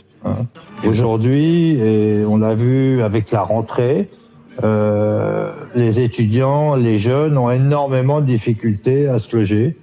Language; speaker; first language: French; native; French